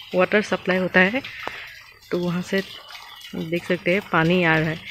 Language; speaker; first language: Hindi; non-native, local second language; Assamese